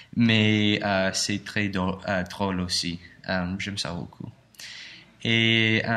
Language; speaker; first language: French; non-native, learner; English